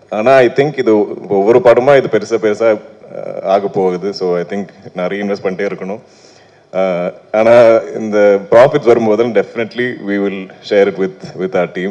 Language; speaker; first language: Tamil; non-native, local second language; Malayalam